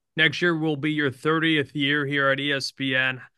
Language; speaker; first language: English; native; English